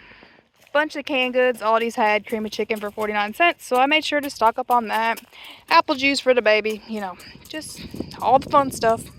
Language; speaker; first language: English; native; English